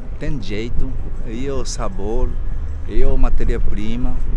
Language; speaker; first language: Portuguese; non-native, learner; Japanese